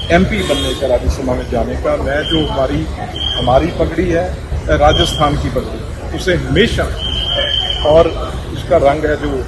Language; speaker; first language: Hindi; non-native, local second language; Punjabi